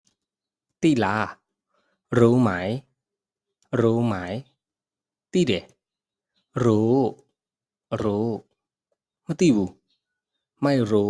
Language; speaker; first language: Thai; non-native, fluent; Burmese